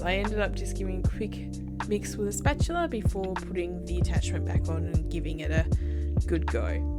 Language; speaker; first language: English; native; English